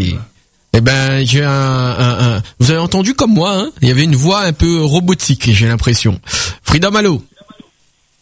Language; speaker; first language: French; native; French